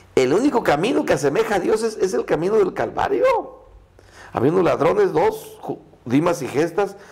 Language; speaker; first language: Spanish; non-native, local second language; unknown